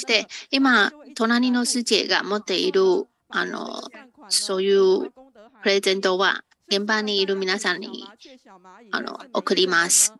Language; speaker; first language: Japanese; non-native, fluent; Chinese